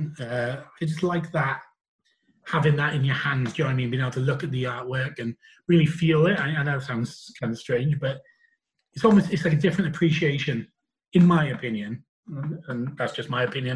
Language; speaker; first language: English; native; English